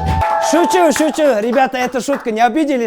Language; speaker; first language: Russian; non-native, local second language; Kazakh